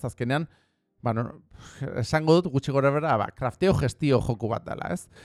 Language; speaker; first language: Basque; non-native, local second language; Spanish